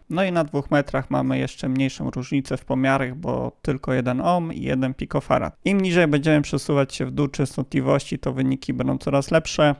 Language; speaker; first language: Polish; native; Polish